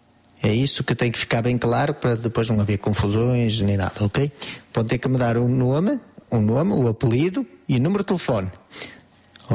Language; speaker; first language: Portuguese; native; Portuguese